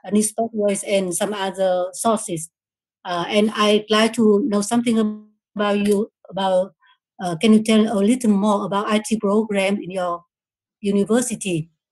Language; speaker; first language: English; non-native, learner; Vietnamese